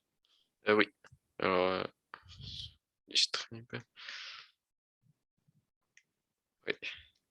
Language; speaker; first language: French; native; French